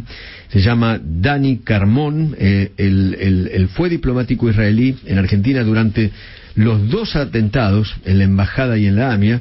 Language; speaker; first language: Spanish; native; Spanish